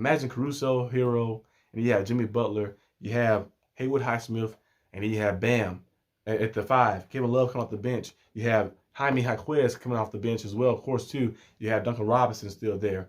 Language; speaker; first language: English; native; English